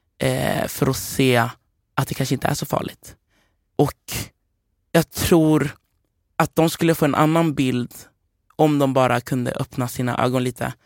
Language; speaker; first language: Swedish; early bilingual, other home language; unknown